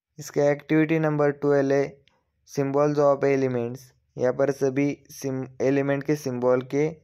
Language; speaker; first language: Hindi; non-native, local second language; Marathi